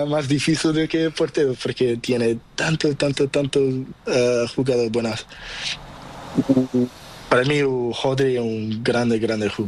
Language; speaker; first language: Spanish; non-native, learner; Portuguese